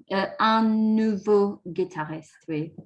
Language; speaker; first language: French; non-native, learner; English